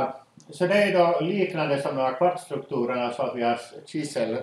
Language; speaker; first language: Swedish; native; Swedish